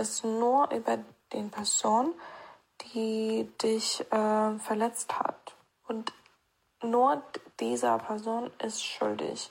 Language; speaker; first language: German; non-native, fluent; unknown